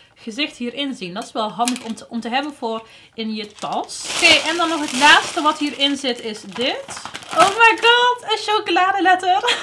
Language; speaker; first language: Dutch; early bilingual, other home language; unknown